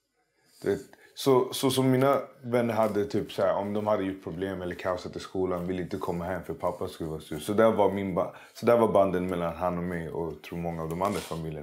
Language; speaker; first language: Swedish; early bilingual, other home language; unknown